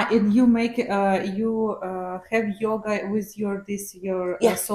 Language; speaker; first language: English; non-native, learner; Ukrainian